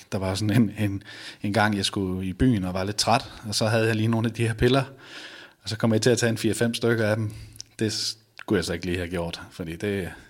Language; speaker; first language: Danish; native; Danish